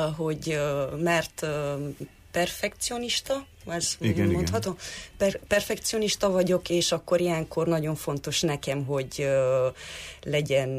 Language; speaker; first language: Hungarian; non-native, local second language; Romanian